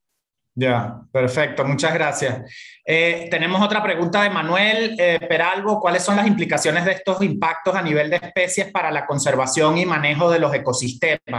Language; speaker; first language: Spanish; native; Spanish